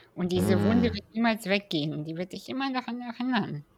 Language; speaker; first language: German; early bilingual, other home language; Russian